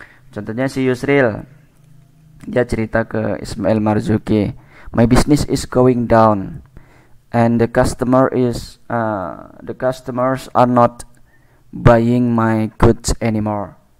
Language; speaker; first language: English; non-native, fluent; Indonesian